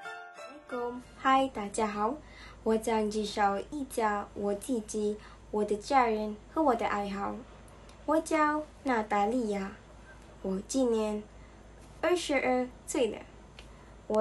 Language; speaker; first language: Chinese; non-native, learner; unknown